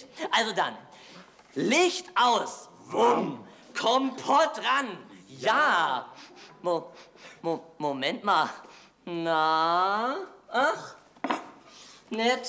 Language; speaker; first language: German; native; German